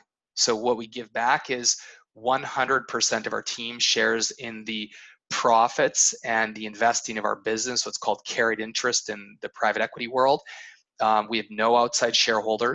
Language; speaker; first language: English; native; English